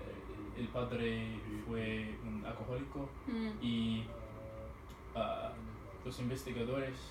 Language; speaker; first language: Spanish; non-native, learner; English